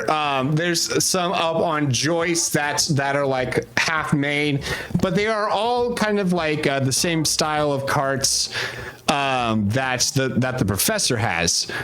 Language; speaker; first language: English; native; English